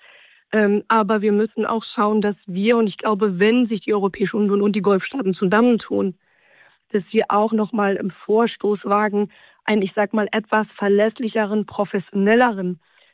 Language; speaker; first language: German; native; German